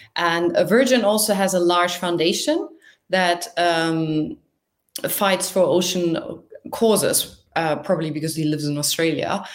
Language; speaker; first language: English; non-native, fluent; German